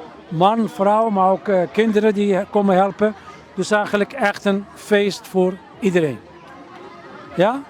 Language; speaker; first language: Dutch; early bilingual, other home language; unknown